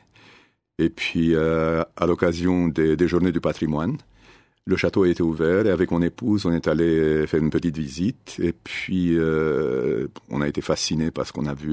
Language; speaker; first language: French; non-native, fluent; Romanian